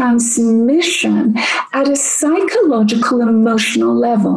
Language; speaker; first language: English; native; English